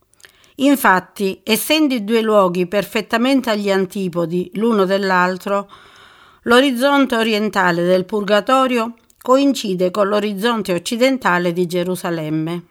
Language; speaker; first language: Italian; native; Italian